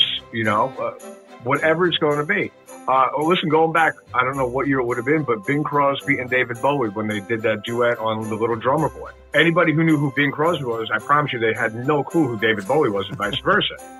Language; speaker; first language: English; native; English